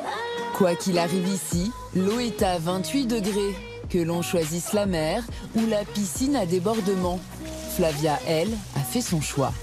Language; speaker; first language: French; native; French